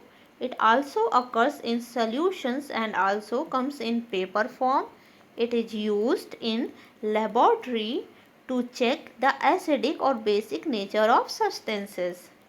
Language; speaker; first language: English; non-native, local second language; Hindi